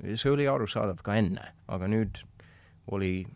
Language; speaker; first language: Estonian; non-native, fluent; English